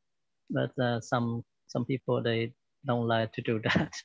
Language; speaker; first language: English; non-native, learner; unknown